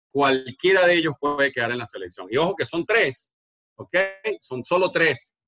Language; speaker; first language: Spanish; native; Spanish